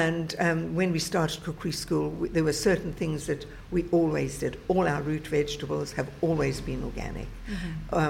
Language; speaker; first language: English; native; English